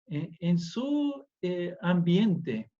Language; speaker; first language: Spanish; non-native, fluent; English